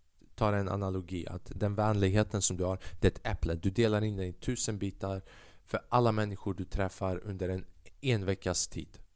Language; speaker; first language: Swedish; early bilingual, other home language; Albanian